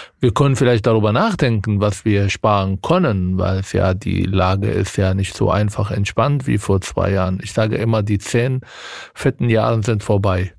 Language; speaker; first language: German; non-native, fluent; Arabic